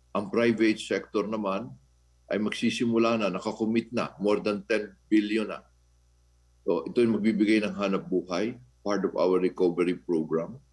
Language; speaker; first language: Filipino; native; Filipino